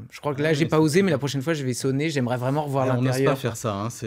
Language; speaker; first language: French; native; French